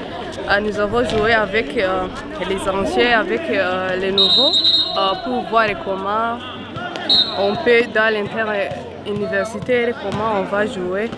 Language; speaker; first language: French; non-native, local second language; Rundi